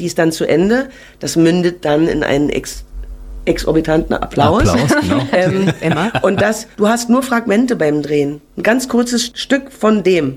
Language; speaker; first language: German; native; German